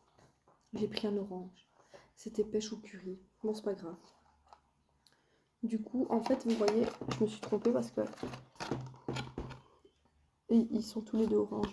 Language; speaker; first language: French; native; French